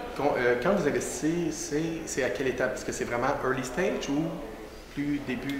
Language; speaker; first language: French; native; French